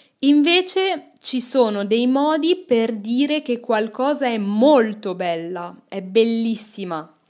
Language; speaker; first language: Italian; native; Italian